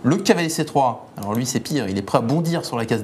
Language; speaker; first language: French; native; French